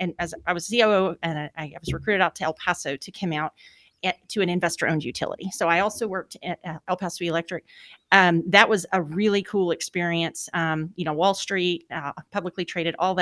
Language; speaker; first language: English; native; English